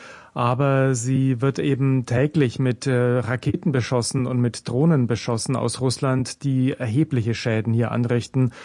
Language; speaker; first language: German; native; German